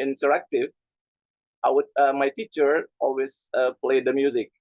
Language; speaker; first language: English; non-native, learner; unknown